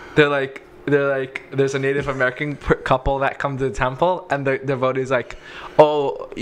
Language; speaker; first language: English; native; English